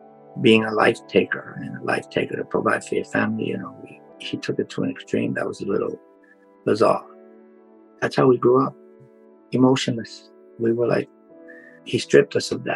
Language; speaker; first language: English; native; English